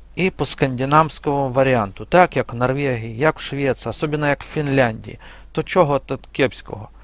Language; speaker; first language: Ukrainian; non-native, fluent; Belarusian